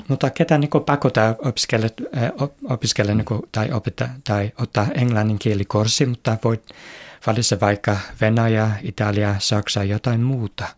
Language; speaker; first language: Finnish; non-native, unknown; English